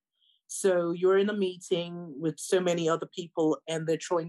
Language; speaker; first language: English; native; English